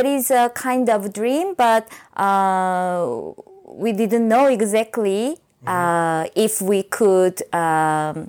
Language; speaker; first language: English; non-native, fluent; Korean